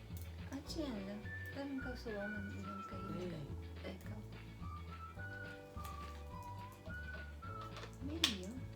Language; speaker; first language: Chinese; non-native, learner; Filipino